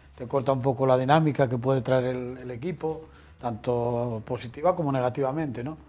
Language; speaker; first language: Spanish; native; Spanish